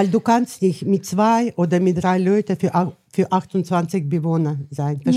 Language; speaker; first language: German; non-native, learner; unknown